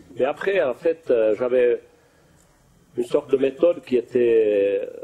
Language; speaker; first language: French; non-native, fluent; Finnish